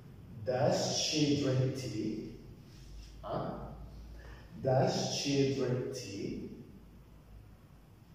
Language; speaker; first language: English; non-native, fluent; Spanish